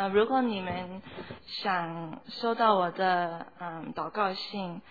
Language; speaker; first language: Chinese; early bilingual, heritage; Chinese